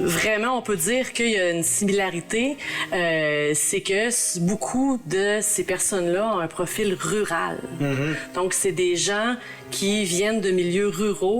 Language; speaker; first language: French; native; French